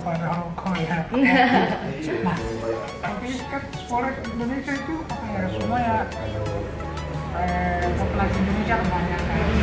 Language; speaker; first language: Indonesian; non-native, learner; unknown